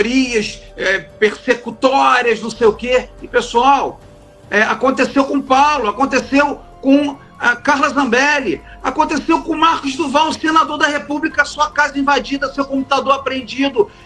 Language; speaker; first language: Portuguese; native; Portuguese